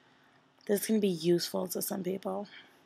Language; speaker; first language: English; native; English